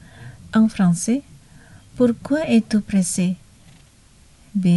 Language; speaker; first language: French; non-native, fluent; Indonesian